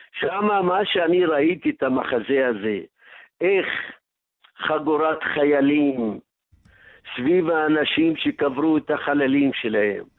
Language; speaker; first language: Hebrew; non-native, local second language; Arabic